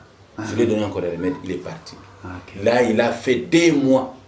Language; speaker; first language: French; non-native, local second language; Swahili